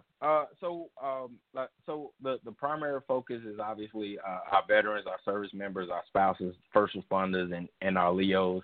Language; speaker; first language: English; native; English